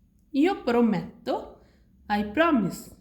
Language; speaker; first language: English; non-native, learner; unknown